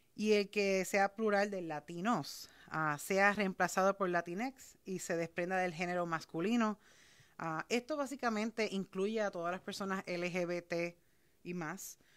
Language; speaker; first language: Spanish; native; Spanish